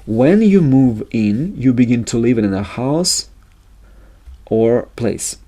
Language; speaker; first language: English; non-native, fluent; Russian